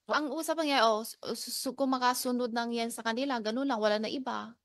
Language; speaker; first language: Filipino; non-native, learner; Chinese